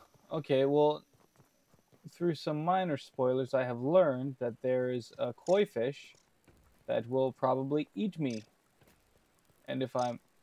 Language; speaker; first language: English; early bilingual, other home language; Japanese